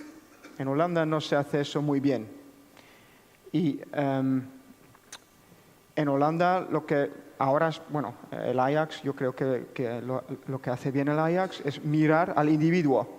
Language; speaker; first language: Spanish; non-native, fluent; Dutch